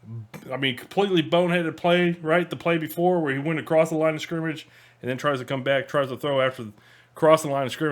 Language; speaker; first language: English; native; English